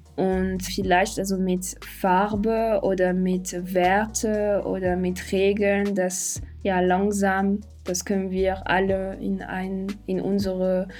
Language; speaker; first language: German; non-native, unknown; French